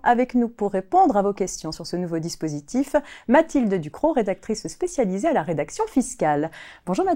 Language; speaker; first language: French; native; French